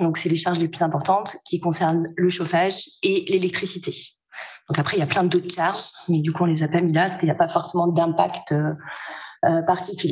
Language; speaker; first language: French; native; French